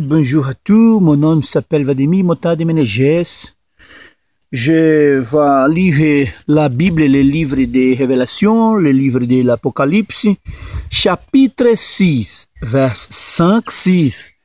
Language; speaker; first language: French; non-native, learner; Portuguese